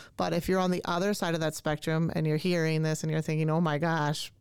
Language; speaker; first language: English; native; English